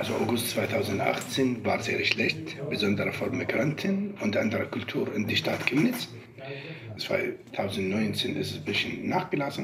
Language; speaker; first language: German; non-native, learner; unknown